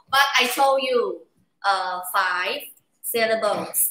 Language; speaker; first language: English; non-native, learner; Thai